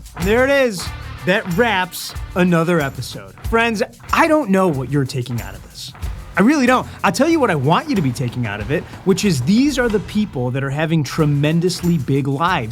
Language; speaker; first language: English; native; English